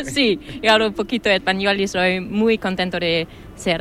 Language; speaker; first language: Spanish; non-native, learner; German